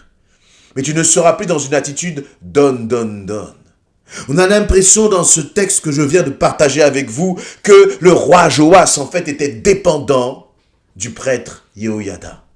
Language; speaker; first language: French; native; French